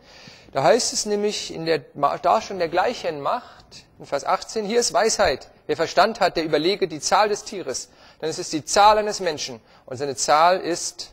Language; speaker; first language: German; native; German